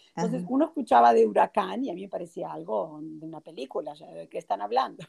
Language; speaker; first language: Spanish; native; Spanish